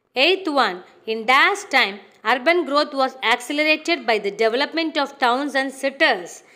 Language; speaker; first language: English; non-native, local second language; Tamil